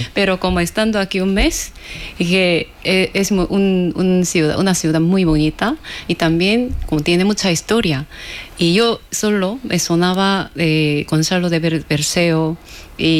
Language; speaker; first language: Spanish; non-native, fluent; Korean